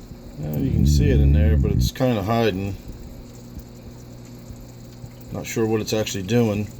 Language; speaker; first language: English; native; English